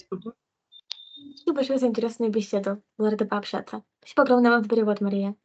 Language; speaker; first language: Russian; native; Russian